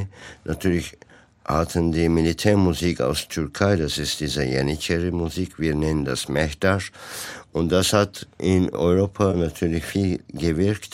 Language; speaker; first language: German; non-native, fluent; Turkish